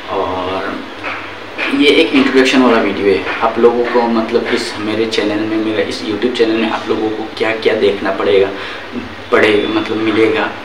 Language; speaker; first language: Hindi; non-native, local second language; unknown